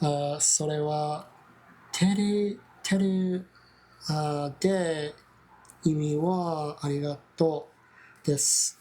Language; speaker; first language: Japanese; non-native, learner; English